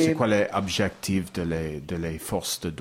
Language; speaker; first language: French; non-native, learner; English